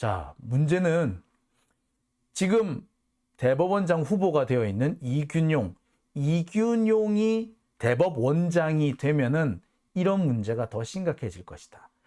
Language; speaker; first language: Korean; native; Korean